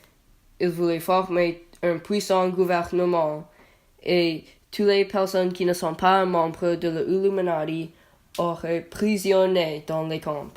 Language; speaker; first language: French; non-native, learner; English